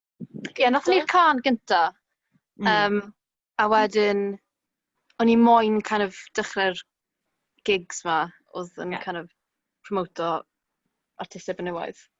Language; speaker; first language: Welsh; native; Welsh